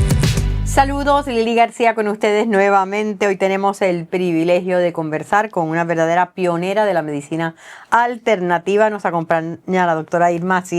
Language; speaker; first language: Spanish; native; Spanish